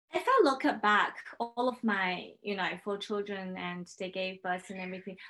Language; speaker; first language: English; non-native, fluent; Chinese